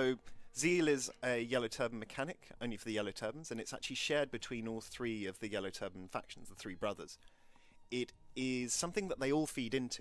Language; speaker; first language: English; native; English